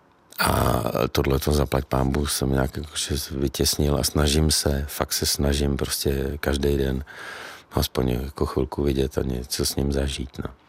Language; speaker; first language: Czech; native; Czech